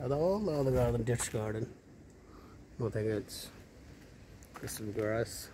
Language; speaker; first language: English; non-native, learner; Nepali